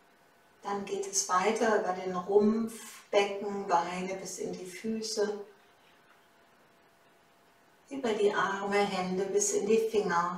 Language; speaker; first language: German; native; German